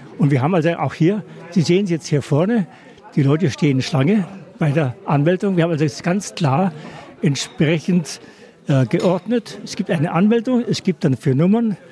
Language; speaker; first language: German; native; German